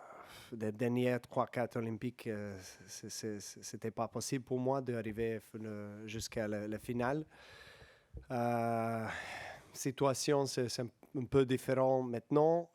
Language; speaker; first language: French; non-native, learner; Serbian